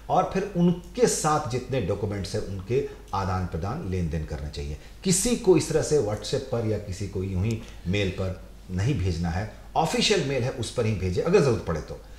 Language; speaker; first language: Hindi; native; Hindi